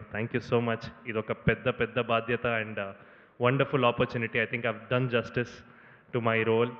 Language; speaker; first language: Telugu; non-native, learner; Kannada